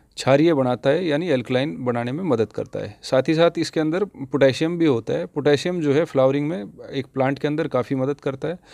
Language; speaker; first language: Hindi; native; Hindi